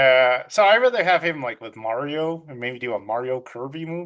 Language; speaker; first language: English; native; English